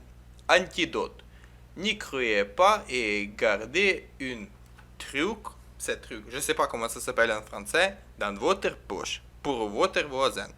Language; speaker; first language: French; non-native, learner; Ukrainian